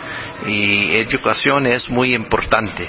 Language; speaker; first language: Spanish; non-native, fluent; English